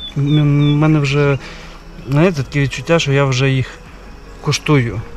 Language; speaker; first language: Ukrainian; native; Ukrainian